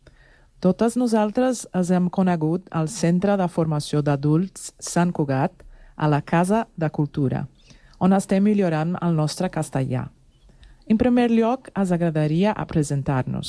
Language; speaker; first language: Catalan; non-native, learner; Portuguese